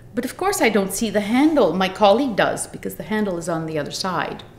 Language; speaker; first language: English; native; English